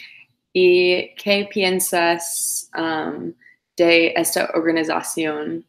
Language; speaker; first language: Spanish; non-native, learner; English